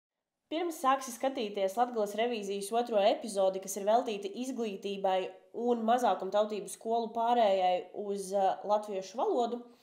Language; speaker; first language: Latvian; native; Latvian